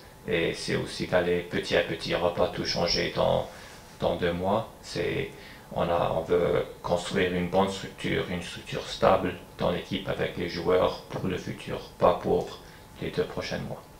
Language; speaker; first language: French; non-native, fluent; English